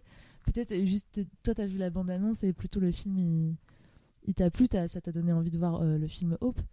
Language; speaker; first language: French; native; French